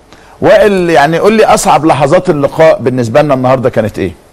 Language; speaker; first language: Arabic; native; Arabic